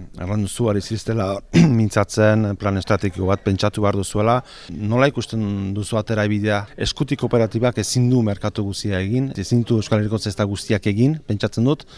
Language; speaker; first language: Basque; native; Basque